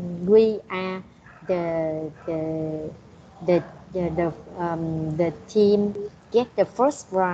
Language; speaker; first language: English; non-native, learner; Vietnamese